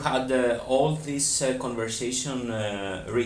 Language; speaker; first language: English; non-native, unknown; Greek